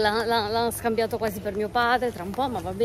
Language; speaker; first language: Italian; native; Italian